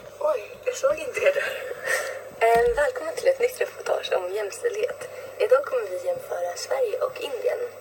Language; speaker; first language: Swedish; native; Swedish